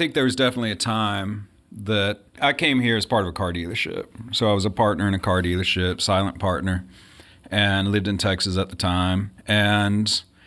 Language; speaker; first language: English; native; English